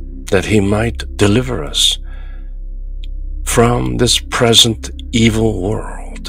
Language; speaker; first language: English; non-native, fluent; Korean